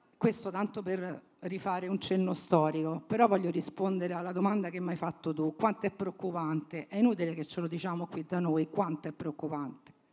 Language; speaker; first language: Italian; native; Italian